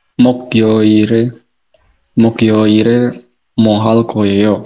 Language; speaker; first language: Korean; non-native, learner; Indonesian